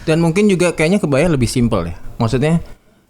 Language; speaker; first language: Indonesian; native; Indonesian